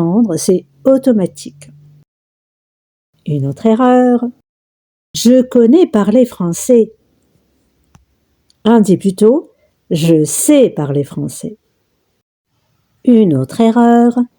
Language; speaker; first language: French; non-native, local second language; Arabic